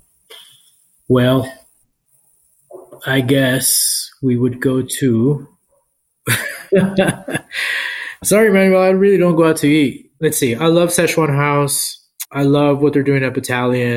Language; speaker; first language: English; native; English